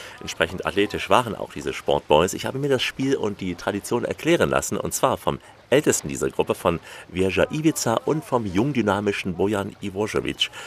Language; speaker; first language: German; native; German